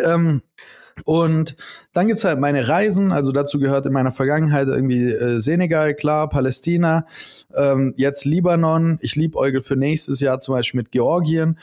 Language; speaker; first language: German; native; German